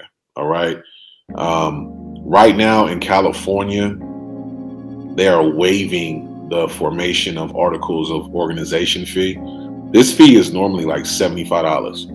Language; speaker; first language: English; native; English